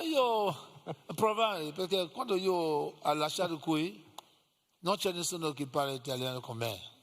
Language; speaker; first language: Italian; non-native, learner; English